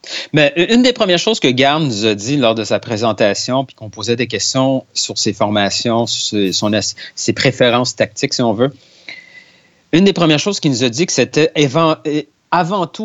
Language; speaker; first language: French; native; French